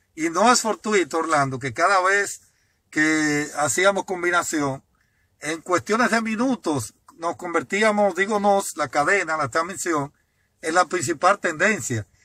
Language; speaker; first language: Spanish; native; Spanish